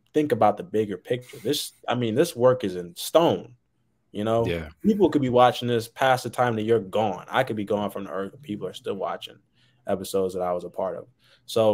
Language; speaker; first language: English; native; English